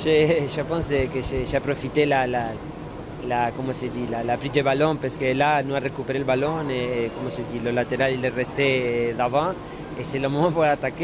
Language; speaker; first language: French; non-native, learner; Spanish